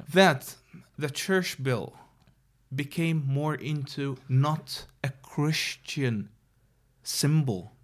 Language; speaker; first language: English; non-native, fluent; Arabic